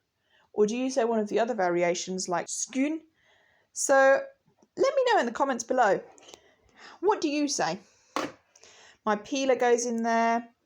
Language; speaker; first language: English; native; English